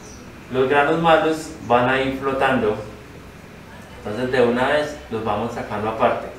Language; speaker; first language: Spanish; native; Spanish